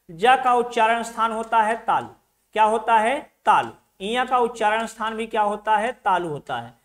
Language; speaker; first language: Hindi; native; Hindi